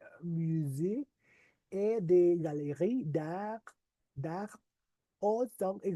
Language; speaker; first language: French; non-native, learner; Spanish